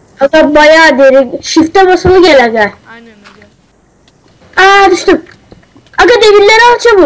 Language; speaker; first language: Turkish; native; Turkish